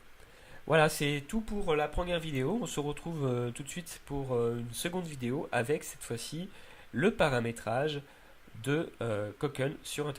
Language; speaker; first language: French; native; French